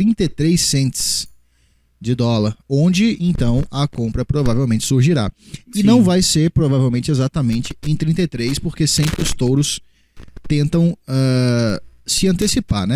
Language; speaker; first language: Portuguese; native; Portuguese